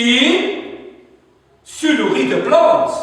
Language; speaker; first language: French; non-native, local second language; Arabic